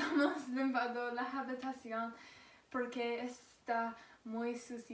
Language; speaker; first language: Spanish; non-native, learner; English